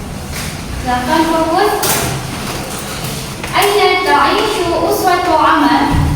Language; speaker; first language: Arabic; non-native, learner; Indonesian